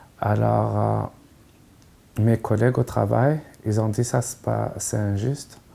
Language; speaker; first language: French; non-native, local second language; Kinyarwanda